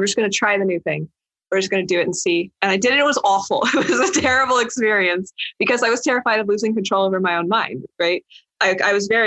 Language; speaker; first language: English; native; English